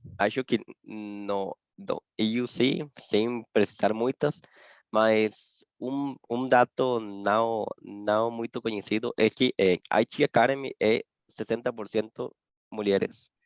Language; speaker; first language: Portuguese; non-native, fluent; Spanish